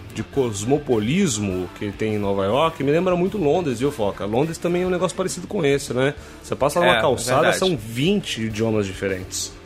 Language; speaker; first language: Portuguese; native; Portuguese